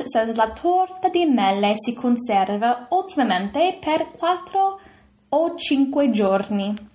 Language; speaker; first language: Italian; non-native, fluent; English